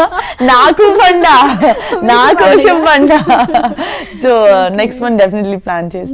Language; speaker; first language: Telugu; non-native, learner; Gujarati